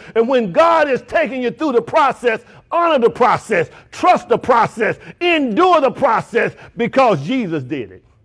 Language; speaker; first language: English; native; English